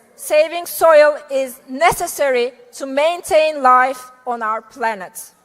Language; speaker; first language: English; non-native, fluent; Turkish